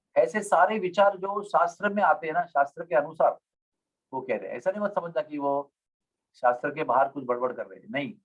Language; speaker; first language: Hindi; non-native, local second language; Marathi